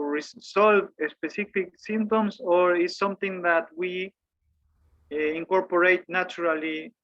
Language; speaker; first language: English; non-native, fluent; Spanish